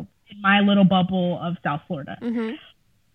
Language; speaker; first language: English; early bilingual, other home language; Spanish